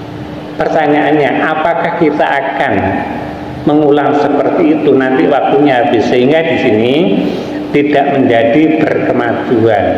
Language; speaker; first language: Indonesian; non-native, local second language; Javanese